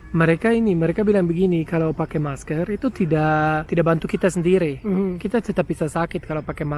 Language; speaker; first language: Indonesian; non-native, fluent; German